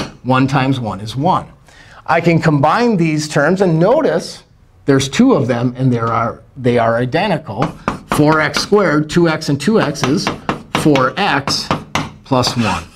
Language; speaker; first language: English; native; English